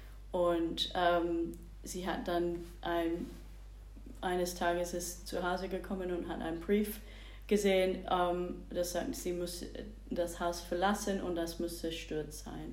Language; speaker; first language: German; non-native, fluent; English